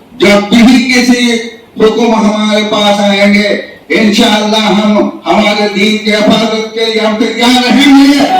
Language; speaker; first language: Urdu; non-native, local second language; Bangla